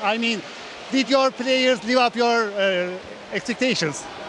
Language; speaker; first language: English; non-native, learner; Turkish